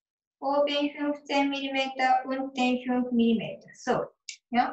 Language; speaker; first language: German; non-native, learner; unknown